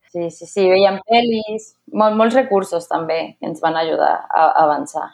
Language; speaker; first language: Catalan; non-native, fluent; Spanish